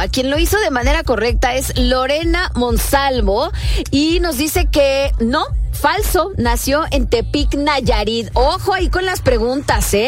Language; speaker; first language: Spanish; native; Spanish